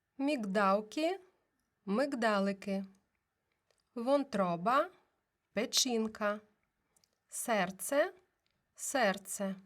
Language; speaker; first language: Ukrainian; native; Ukrainian